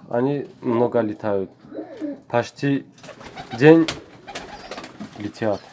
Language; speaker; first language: Russian; non-native, local second language; Tajik